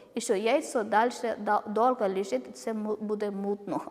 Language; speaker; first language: Ukrainian; non-native, learner; Malayalam